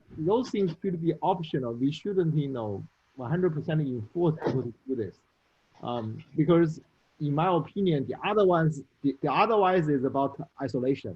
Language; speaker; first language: English; non-native, fluent; Chinese